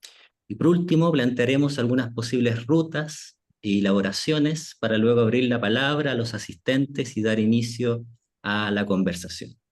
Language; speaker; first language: Spanish; native; Spanish